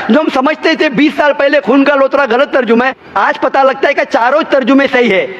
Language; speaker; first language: Hindi; non-native, local second language; Konkani